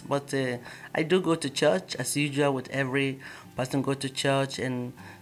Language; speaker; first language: English; non-native, local second language; Igbo